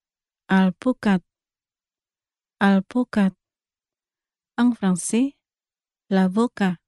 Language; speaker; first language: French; non-native, fluent; Indonesian